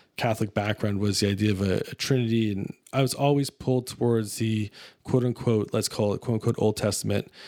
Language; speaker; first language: English; native; English